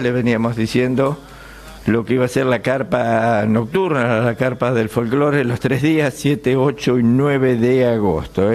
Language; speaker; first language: Spanish; native; Spanish